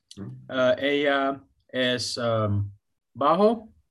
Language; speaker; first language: Spanish; non-native, learner; English